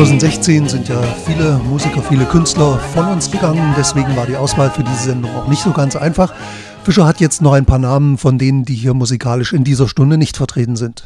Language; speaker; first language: German; native; German